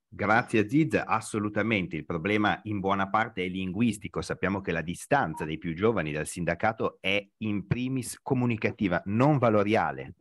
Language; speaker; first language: Italian; native; Italian